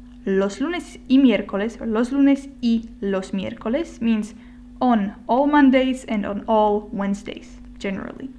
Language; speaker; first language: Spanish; non-native, fluent; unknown